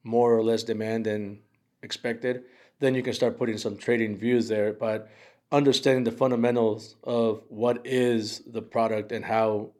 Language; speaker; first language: English; early bilingual, other home language; Spanish